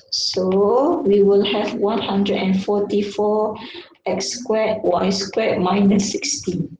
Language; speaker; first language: English; non-native, local second language; Malay